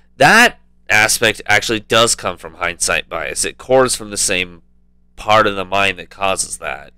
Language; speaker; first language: English; native; English